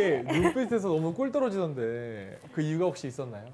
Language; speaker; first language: Korean; native; Korean